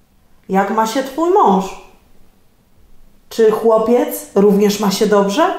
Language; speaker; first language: Polish; native; Polish